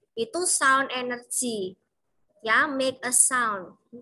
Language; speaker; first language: English; non-native, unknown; Indonesian